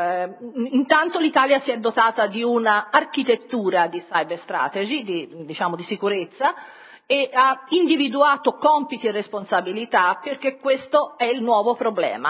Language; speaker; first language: Italian; native; Italian